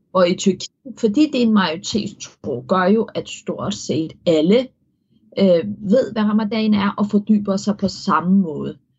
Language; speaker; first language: Danish; early bilingual, heritage; Danish